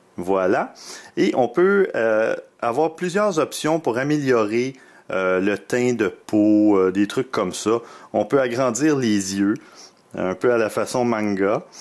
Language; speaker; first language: French; native; French